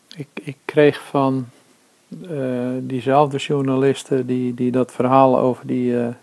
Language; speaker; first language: Dutch; early bilingual, other home language; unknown